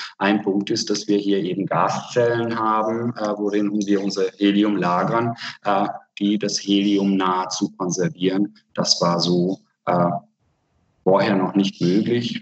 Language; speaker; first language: German; non-native, fluent; Hungarian